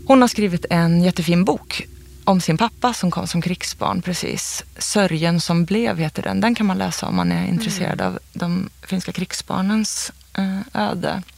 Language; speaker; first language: Swedish; native; Swedish